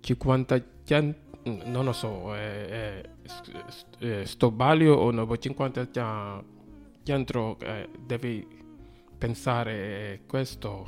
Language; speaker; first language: Italian; non-native, learner; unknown